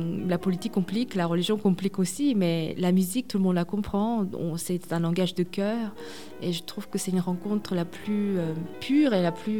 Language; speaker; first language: French; early bilingual, other home language; Korean